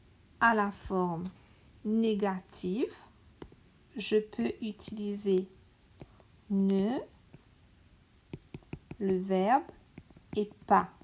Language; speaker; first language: French; non-native, local second language; Morisyen